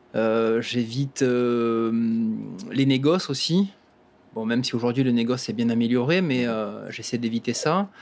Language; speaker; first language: French; native; French